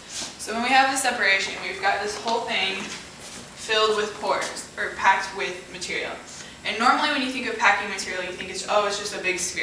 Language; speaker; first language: English; native; English